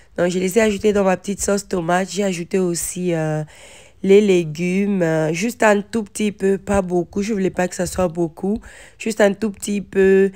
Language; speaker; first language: French; non-native, local second language; Lingala